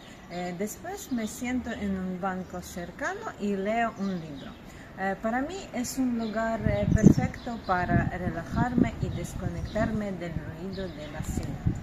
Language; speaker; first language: Spanish; non-native, learner; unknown